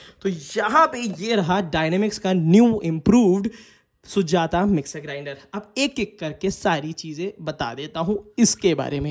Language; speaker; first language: Hindi; native; Hindi